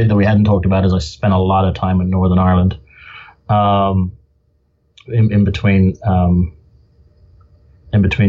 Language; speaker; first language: English; native; English